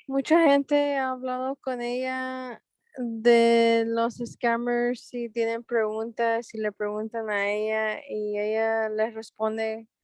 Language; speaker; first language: Spanish; early bilingual, heritage; Spanish